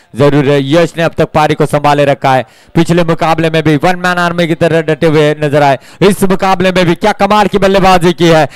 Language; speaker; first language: Hindi; non-native, local second language; Marathi